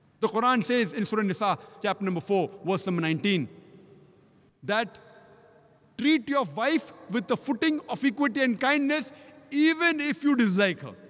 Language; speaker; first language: English; non-native, local second language; Konkani